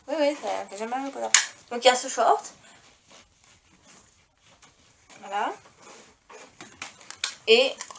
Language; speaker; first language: French; native; French